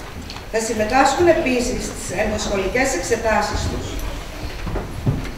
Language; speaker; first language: Greek; native; Greek